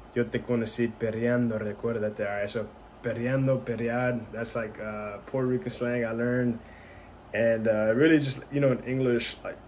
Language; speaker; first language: English; early bilingual, other home language; Spanish